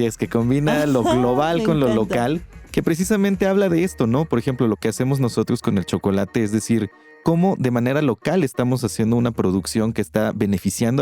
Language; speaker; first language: Spanish; native; Spanish